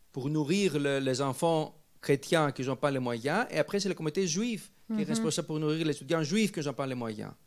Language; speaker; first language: French; non-native, fluent; Greek